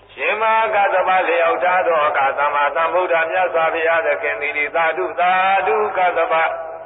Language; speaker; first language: Burmese; native; Burmese